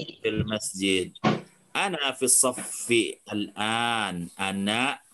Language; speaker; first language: Arabic; non-native, fluent; Indonesian